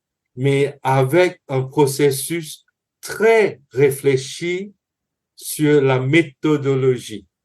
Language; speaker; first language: French; non-native, fluent; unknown